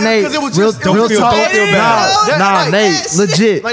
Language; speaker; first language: English; native; English